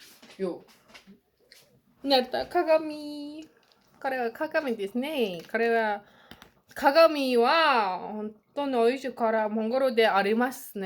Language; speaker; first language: Japanese; non-native, learner; Mongolian